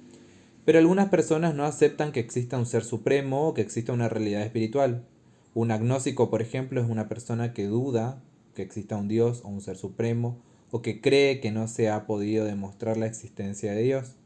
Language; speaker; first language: Spanish; native; Spanish